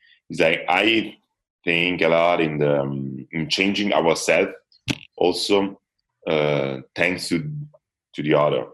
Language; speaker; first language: English; non-native, fluent; Italian